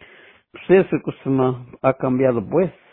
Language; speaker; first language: Spanish; native; Spanish